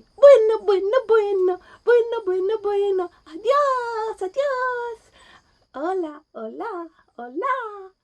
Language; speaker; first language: Spanish; non-native, learner; English